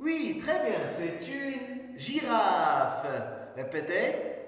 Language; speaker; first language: French; non-native, local second language; Arabic